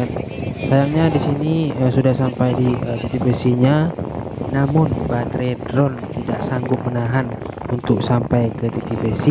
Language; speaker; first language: Indonesian; non-native, local second language; Malay